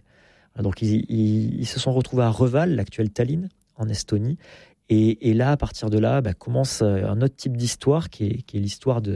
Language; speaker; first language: French; native; French